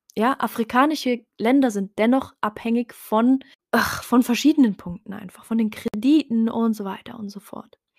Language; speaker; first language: German; early bilingual, other home language; Riffian